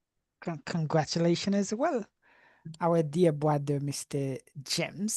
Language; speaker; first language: English; non-native, fluent; Haitian Creole